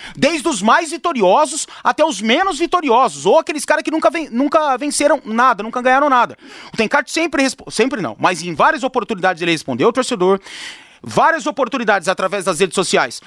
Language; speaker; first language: Portuguese; native; Portuguese